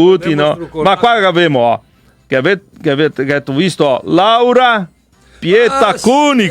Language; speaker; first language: Italian; early bilingual, heritage; Portuguese